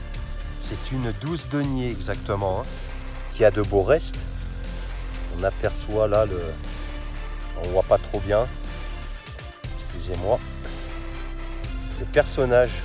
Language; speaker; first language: French; native; French